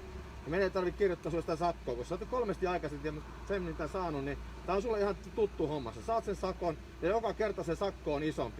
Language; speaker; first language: Finnish; native; Finnish